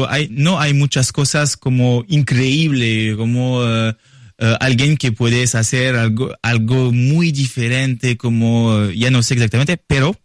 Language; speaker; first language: Spanish; non-native, learner; French